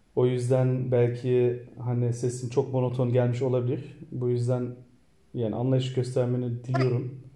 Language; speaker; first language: Turkish; early bilingual, heritage; Turkish